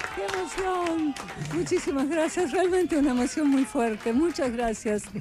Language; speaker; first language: Spanish; early bilingual, other home language; Ukrainian